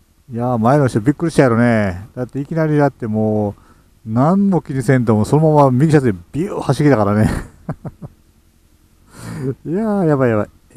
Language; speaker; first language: Japanese; native; Japanese